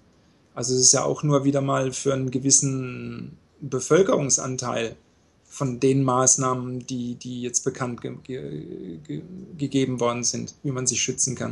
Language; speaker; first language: German; native; German